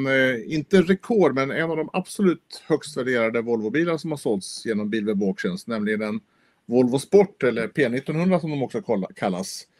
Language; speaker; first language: Swedish; native; Swedish